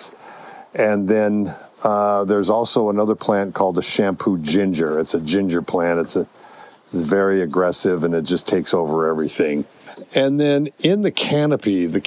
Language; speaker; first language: English; native; English